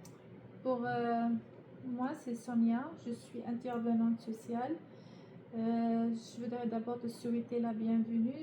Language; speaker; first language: French; non-native, learner; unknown